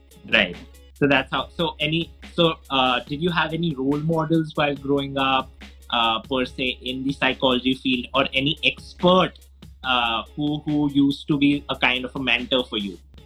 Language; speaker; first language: English; non-native, local second language; Hindi